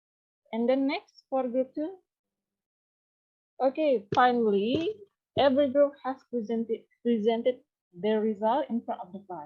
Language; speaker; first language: English; non-native, learner; Indonesian